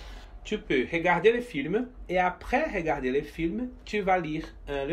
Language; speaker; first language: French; non-native, fluent; Portuguese